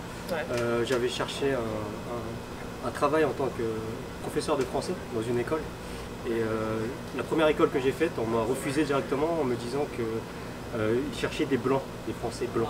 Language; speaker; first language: French; early bilingual, other home language; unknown